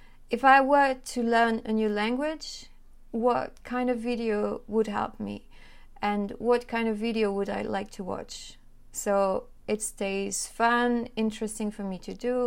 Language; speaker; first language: English; non-native, fluent; French